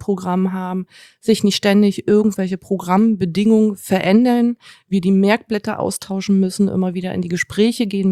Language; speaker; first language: German; native; German